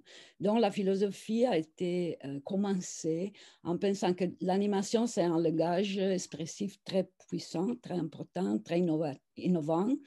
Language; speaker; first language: French; non-native, fluent; Italian